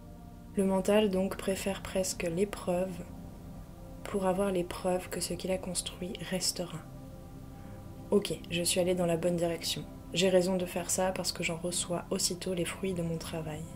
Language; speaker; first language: French; native; French